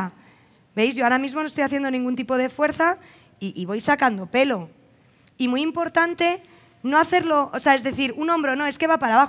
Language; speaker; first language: Spanish; native; Spanish